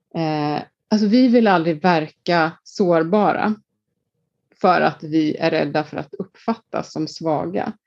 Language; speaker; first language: Swedish; non-native, fluent; Icelandic